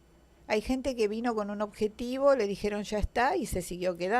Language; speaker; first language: Spanish; native; Spanish